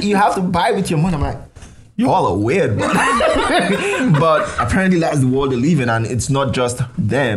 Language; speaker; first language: English; non-native, local second language; Yoruba